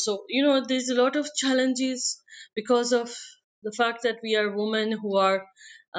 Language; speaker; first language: English; non-native, local second language; Punjabi